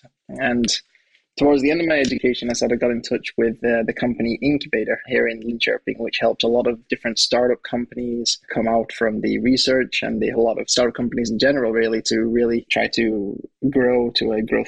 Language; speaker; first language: English; native; English